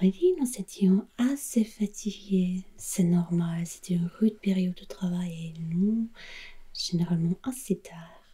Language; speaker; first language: French; non-native, learner; German